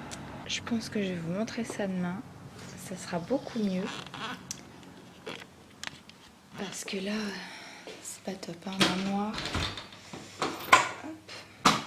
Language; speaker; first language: French; native; French